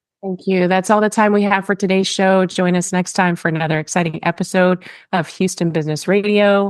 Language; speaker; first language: English; native; English